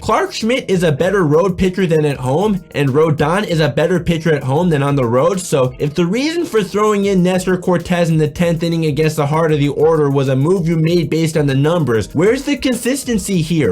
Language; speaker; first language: English; native; English